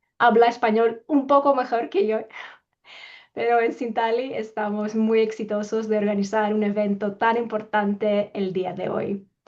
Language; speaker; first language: Spanish; non-native, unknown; Greek